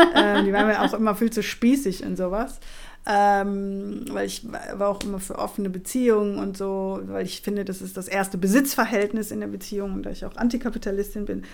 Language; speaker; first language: German; non-native, fluent; Spanish